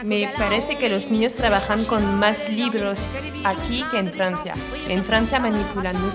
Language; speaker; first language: Spanish; non-native, fluent; French